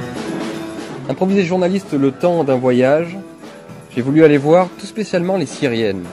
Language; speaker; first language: French; native; French